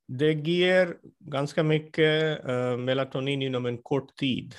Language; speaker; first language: Swedish; non-native, fluent; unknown